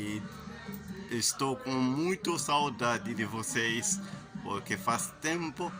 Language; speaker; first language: Portuguese; non-native, learner; Haitian Creole